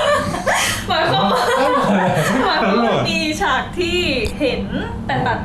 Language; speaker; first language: Thai; native; Thai